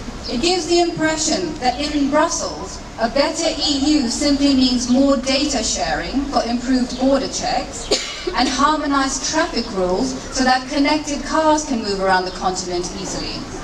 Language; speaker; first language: English; native; English